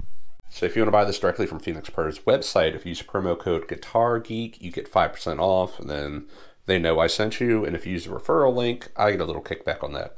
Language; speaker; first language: English; native; English